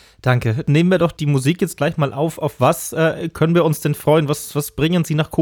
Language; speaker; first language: German; native; German